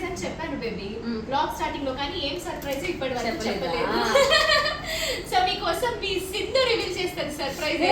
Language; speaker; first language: Telugu; native; Telugu